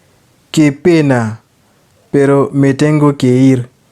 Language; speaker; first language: Spanish; non-native, learner; Haitian Creole